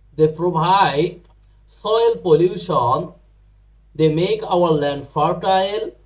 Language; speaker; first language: English; non-native, local second language; Bangla